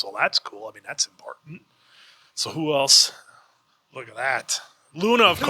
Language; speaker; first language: English; native; English